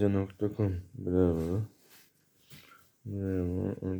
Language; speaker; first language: Turkish; native; Turkish